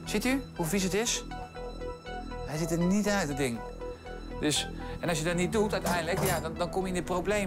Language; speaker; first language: Dutch; native; Dutch